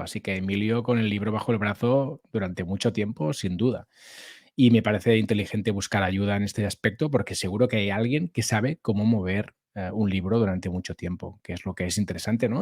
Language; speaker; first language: Spanish; native; Spanish